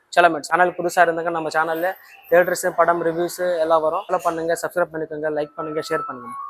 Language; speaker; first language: Tamil; non-native, local second language; Telugu